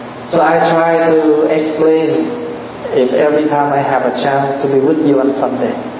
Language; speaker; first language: English; non-native, fluent; Vietnamese